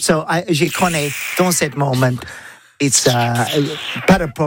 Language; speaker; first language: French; non-native, learner; English